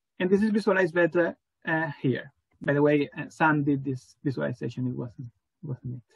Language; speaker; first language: English; non-native, fluent; Spanish